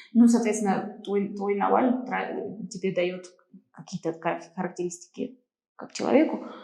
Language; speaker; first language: Russian; native; Russian